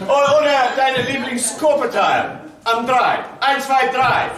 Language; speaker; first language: German; non-native, learner; English